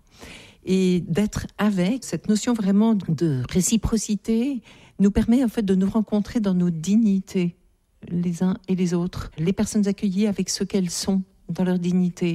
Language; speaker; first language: French; native; French